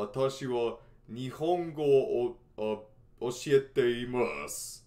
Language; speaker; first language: Japanese; non-native, learner; English